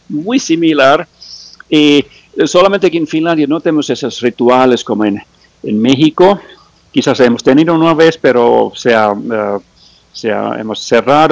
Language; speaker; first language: Spanish; non-native, fluent; Finnish